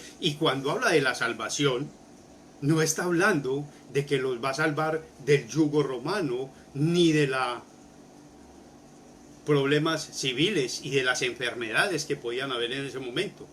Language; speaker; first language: Spanish; native; Spanish